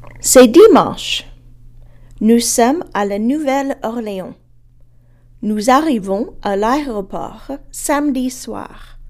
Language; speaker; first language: French; non-native, fluent; English